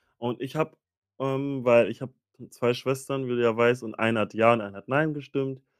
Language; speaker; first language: German; early bilingual, other home language; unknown